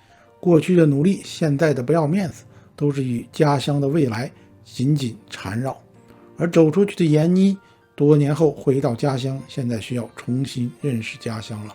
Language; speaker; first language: Chinese; native; Chinese